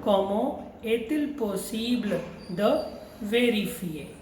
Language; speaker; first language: French; non-native, fluent; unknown